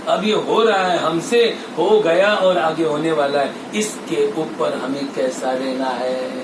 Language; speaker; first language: Hindi; non-native, local second language; Marathi